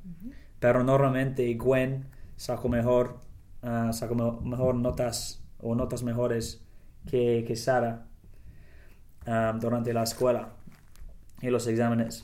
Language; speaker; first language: Spanish; non-native, learner; English